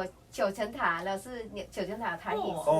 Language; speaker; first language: Chinese; non-native, fluent; Vietnamese